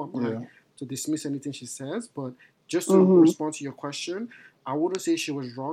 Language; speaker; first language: English; non-native, local second language; Yoruba